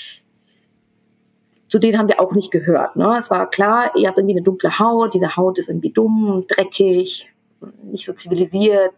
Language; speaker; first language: German; early bilingual, other home language; Tamil